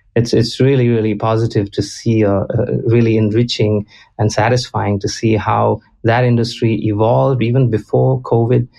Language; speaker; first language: English; non-native, local second language; Konkani